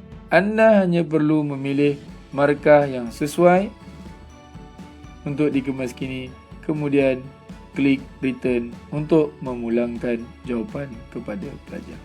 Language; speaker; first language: Malay; native; Malay